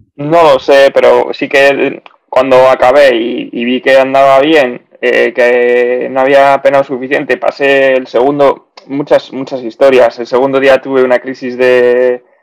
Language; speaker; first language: Spanish; native; Spanish